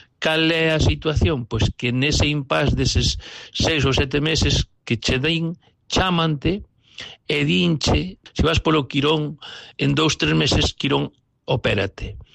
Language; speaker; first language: Galician; native; Galician